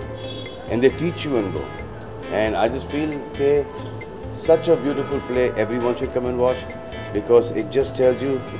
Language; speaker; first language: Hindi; native; Hindi